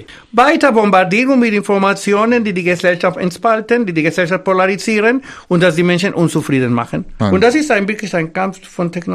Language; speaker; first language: German; non-native, fluent; Spanish